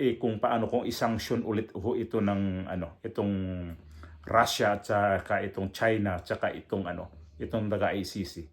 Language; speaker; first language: Filipino; non-native, local second language; Cebuano